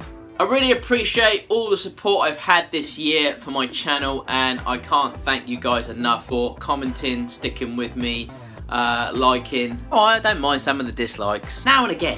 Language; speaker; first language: English; native; English